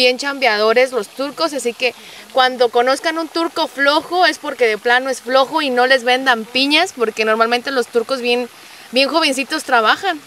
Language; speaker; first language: Spanish; native; Spanish